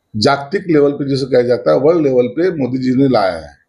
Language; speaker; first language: Hindi; non-native, local second language; Marathi